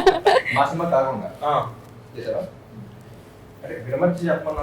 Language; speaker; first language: Telugu; native; Telugu